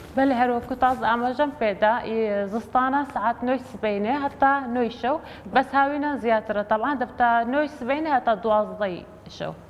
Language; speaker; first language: Central Kurdish; non-native, local second language; Kurdish